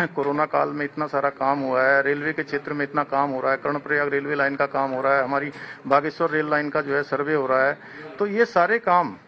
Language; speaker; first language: Hindi; native; Hindi